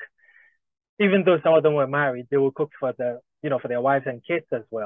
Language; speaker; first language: English; non-native, local second language; Ga